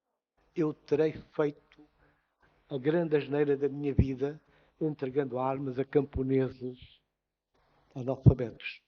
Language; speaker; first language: Portuguese; non-native, local second language; Upper Guinea Crioulo